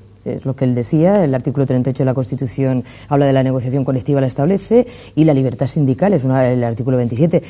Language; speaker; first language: Spanish; native; Spanish